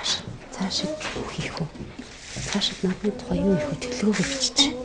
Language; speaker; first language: Mongolian; native; Mongolian